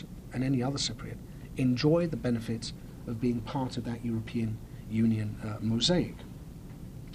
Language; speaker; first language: English; native; English